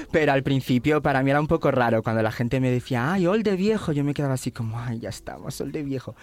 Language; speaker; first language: Spanish; early bilingual, other home language; Portuguese